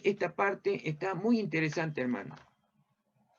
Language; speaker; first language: Spanish; native; Spanish